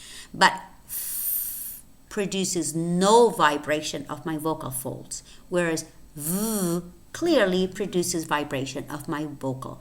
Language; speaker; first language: English; non-native, fluent; Spanish